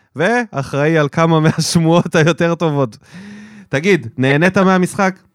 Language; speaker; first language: Hebrew; early bilingual, other home language; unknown